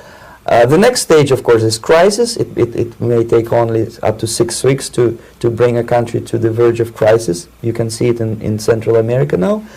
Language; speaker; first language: English; non-native, fluent; Russian